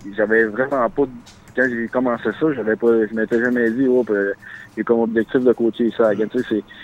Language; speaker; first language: French; native; French